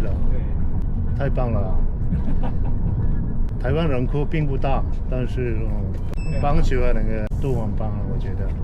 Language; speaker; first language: Chinese; non-native, fluent; Korean